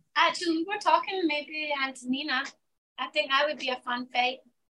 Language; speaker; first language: English; native; English